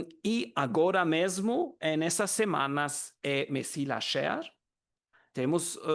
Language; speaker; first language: Portuguese; non-native, learner; German